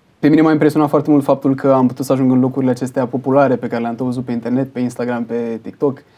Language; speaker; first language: Romanian; early bilingual, heritage; Romanian